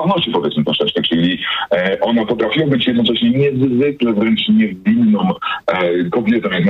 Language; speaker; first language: Polish; native; Polish